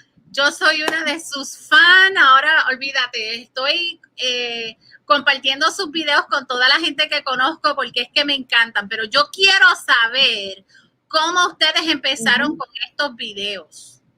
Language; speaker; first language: Spanish; early bilingual, heritage; Spanish